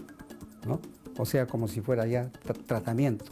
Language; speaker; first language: Spanish; native; Spanish